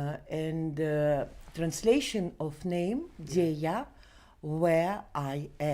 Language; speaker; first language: English; non-native, learner; Belarusian